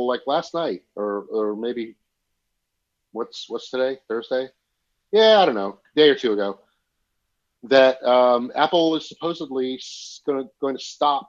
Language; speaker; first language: English; native; English